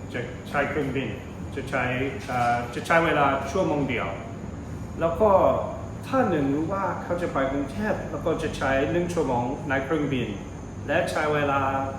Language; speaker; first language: Thai; non-native, fluent; English